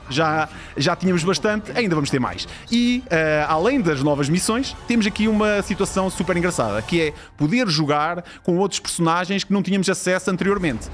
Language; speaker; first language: Portuguese; native; Portuguese